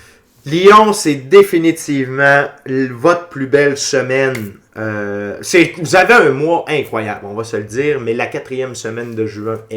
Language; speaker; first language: French; native; French